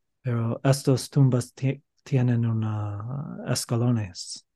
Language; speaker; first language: Spanish; non-native, learner; English